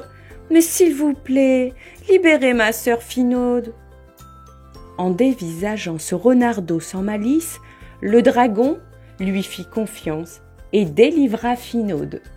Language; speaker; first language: French; native; French